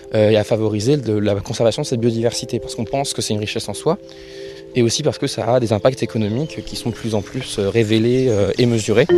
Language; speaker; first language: French; native; French